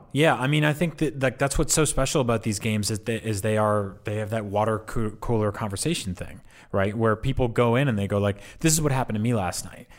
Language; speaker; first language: English; native; English